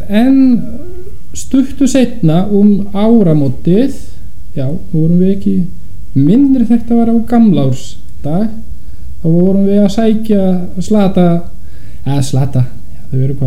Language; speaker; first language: Icelandic; non-native, fluent; Polish